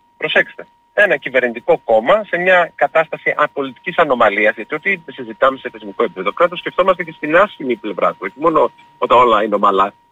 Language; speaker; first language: Greek; native; Greek